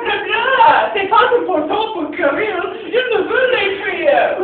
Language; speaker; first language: French; non-native, learner; English